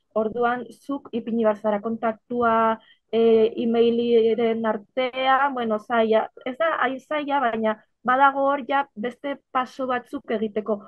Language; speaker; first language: Basque; non-native, local second language; Spanish